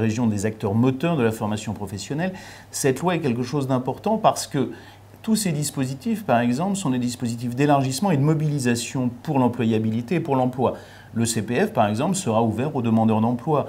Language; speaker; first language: French; native; French